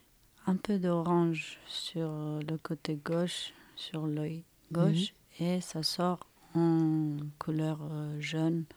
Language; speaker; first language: French; non-native, fluent; Romanian